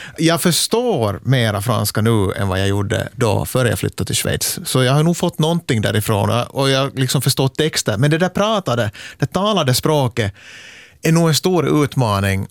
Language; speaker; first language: Swedish; native; Swedish